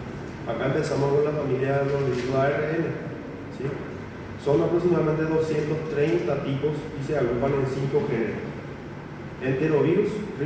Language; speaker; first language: Spanish; native; Spanish